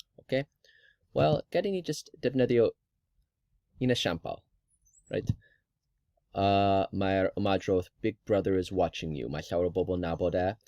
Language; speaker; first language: Welsh; non-native, learner; English